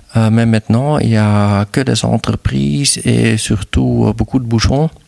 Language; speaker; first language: French; non-native, local second language; Dutch